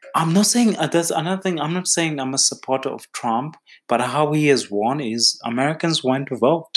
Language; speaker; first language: English; non-native, local second language; Xhosa